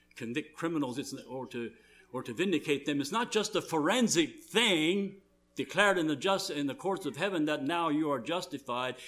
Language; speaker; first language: English; early bilingual, other home language; German